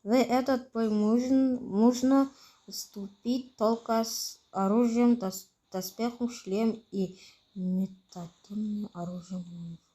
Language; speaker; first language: Russian; non-native, local second language; Kazakh